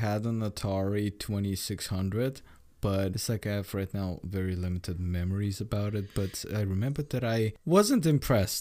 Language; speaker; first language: English; non-native, fluent; Bulgarian